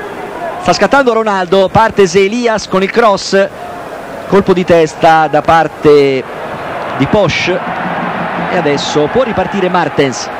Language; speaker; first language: Italian; native; Italian